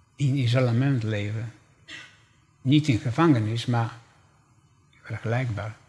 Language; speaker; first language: Dutch; non-native, fluent; Polish